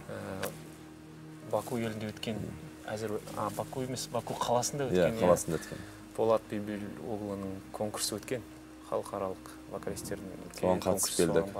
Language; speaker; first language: Kazakh; native; Kazakh